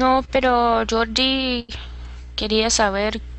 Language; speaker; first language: Spanish; non-native, learner; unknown